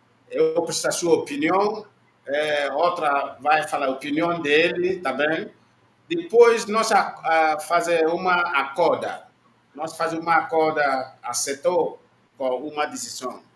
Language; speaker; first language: Portuguese; non-native, learner; Igbo